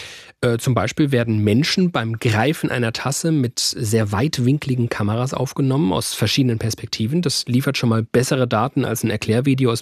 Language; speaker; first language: German; native; German